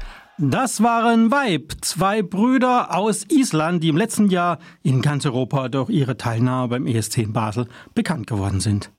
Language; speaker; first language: German; native; German